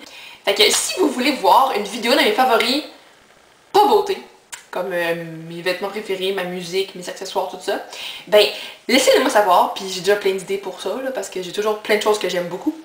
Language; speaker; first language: French; native; French